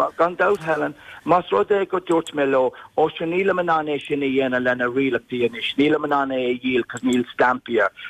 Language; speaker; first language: Irish; native; Irish